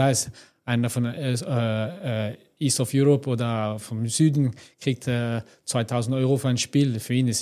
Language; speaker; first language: German; non-native, fluent; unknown